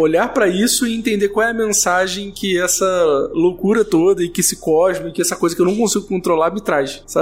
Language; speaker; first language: Portuguese; native; Portuguese